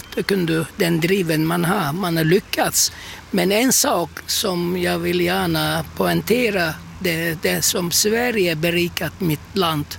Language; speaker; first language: Swedish; non-native, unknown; Turkish